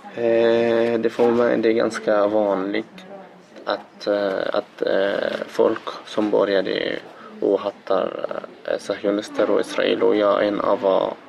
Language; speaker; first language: Swedish; non-native, fluent; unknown